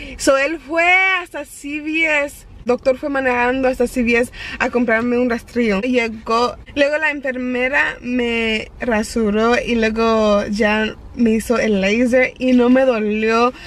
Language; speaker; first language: Spanish; early bilingual, heritage; Spanish